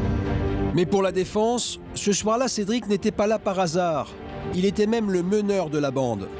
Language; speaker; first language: French; native; French